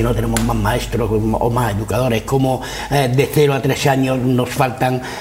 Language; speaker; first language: Spanish; non-native, local second language; Catalan